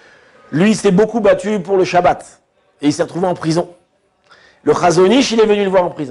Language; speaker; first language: French; native; French